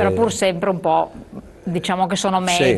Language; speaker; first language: Italian; native; Italian